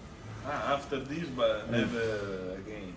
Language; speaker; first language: English; non-native, learner; Italian